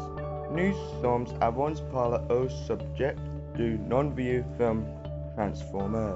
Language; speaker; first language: French; non-native, learner; English